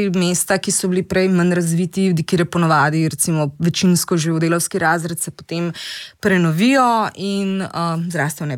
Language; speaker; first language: Slovenian; native; Slovenian